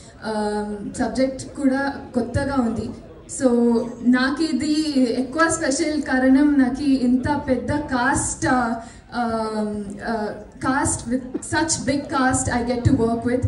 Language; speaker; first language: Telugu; non-native, learner; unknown